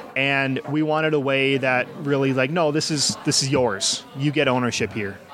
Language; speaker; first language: English; native; English